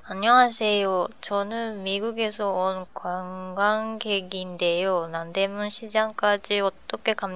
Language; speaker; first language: Korean; non-native, learner; Japanese